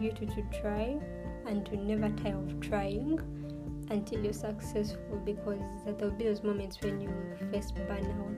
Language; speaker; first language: English; non-native, local second language; Ganda